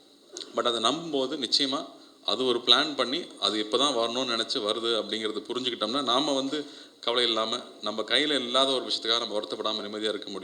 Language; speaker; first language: Tamil; native; Tamil